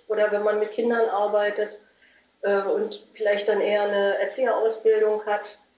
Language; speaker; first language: German; native; German